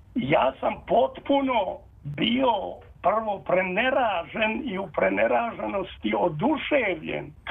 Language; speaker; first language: Serbian; native; Serbian